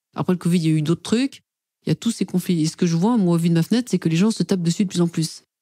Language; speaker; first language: French; native; French